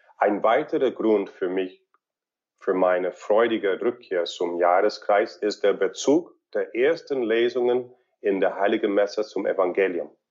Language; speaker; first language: German; non-native, fluent; English